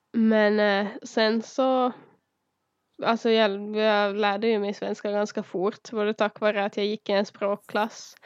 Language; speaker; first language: Swedish; early bilingual, other home language; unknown